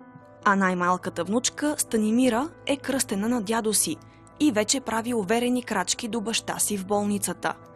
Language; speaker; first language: Bulgarian; native; Bulgarian